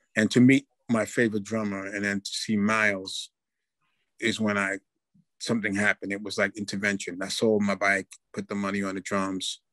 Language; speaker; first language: English; native; English